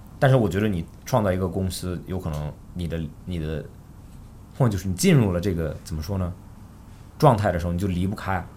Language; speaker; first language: Chinese; early bilingual, heritage; Chinese